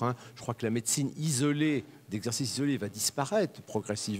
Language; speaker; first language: French; native; French